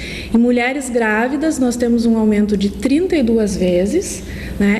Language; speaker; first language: Portuguese; native; Portuguese